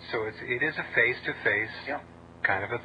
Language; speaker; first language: English; native; English